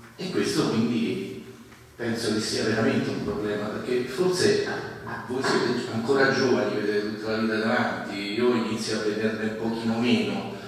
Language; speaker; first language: Italian; native; Italian